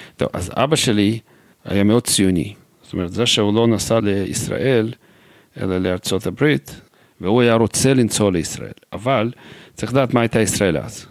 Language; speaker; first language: Hebrew; non-native, fluent; Russian